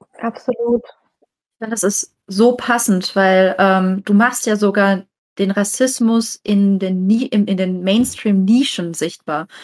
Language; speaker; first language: German; native; German